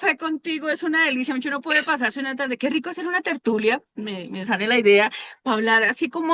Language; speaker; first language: Spanish; native; Spanish